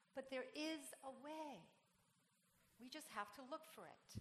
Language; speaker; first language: English; non-native, fluent; Spanish